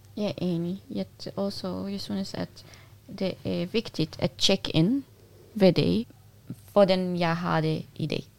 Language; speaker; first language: Danish; non-native, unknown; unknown